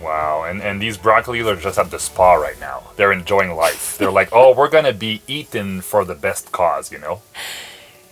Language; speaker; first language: English; non-native, local second language; French